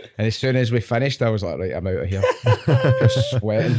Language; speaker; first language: English; native; English